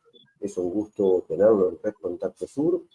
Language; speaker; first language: Spanish; native; Spanish